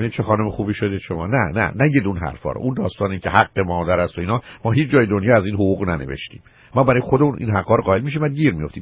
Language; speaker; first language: Persian; native; Persian